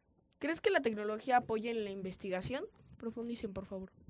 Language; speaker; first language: Spanish; native; Spanish